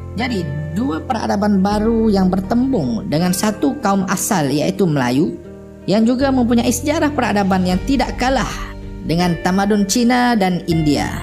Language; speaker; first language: Malay; native; Malay